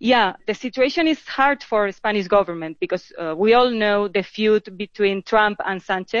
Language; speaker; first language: English; non-native, fluent; Spanish